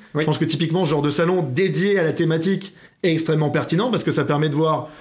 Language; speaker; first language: French; native; French